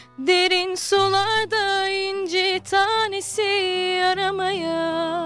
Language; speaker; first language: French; non-native, fluent; Turkish